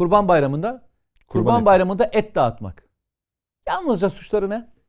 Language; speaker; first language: Turkish; native; Turkish